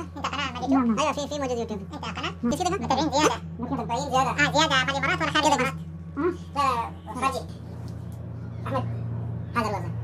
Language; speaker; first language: Arabic; non-native, learner; Urdu